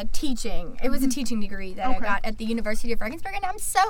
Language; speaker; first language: English; non-native, fluent; German